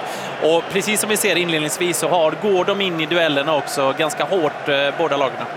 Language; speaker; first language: Swedish; native; Swedish